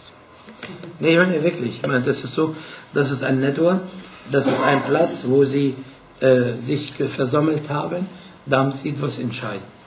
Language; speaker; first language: German; non-native, fluent; Arabic